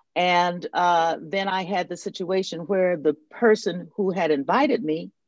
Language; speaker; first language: English; native; English